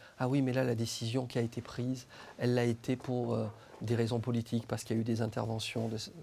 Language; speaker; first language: French; native; French